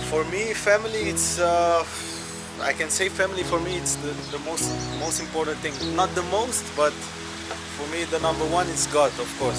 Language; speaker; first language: English; non-native, learner; Portuguese